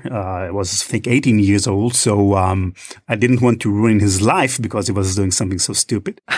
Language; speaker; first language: English; non-native, fluent; Hebrew